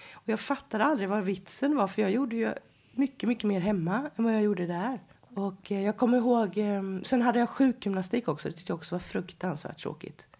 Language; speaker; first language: Swedish; native; Swedish